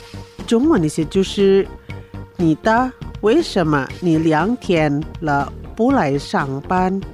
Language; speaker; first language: Chinese; non-native, learner; Indonesian